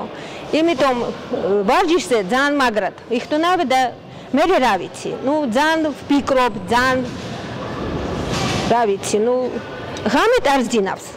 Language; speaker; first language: Georgian; non-native, local second language; Russian